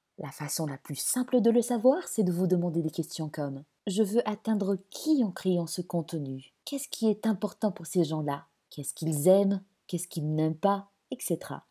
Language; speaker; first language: French; non-native, local second language; Malagasy